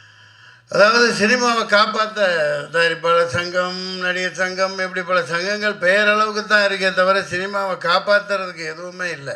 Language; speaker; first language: Tamil; native; Tamil